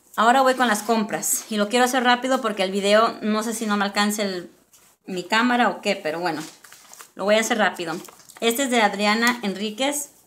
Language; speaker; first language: Spanish; early bilingual, other home language; English